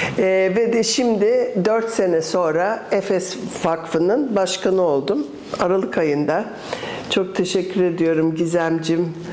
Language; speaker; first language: Turkish; early bilingual, other home language; English